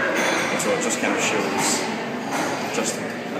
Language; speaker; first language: English; native; English